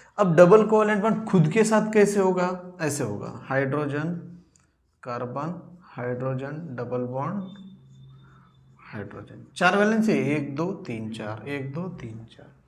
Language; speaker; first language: Hindi; non-native, local second language; Marathi